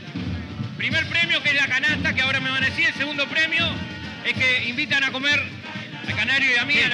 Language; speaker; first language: Spanish; native; Spanish